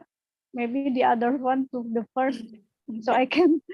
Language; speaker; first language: English; non-native, learner; Indonesian